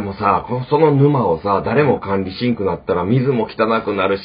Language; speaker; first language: Japanese; native; Japanese